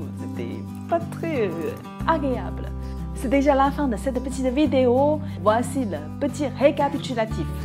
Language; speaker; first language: French; non-native, fluent; Chinese